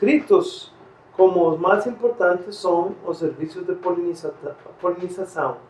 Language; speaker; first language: Portuguese; non-native, fluent; Spanish